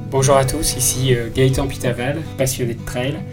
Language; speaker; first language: French; native; French